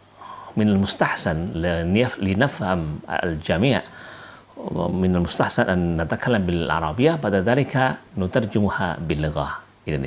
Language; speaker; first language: Arabic; non-native, fluent; Indonesian